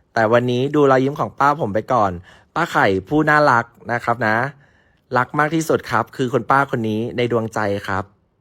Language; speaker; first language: Thai; native; Thai